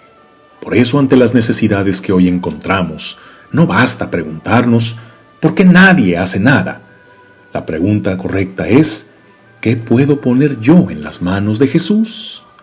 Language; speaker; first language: Spanish; native; Spanish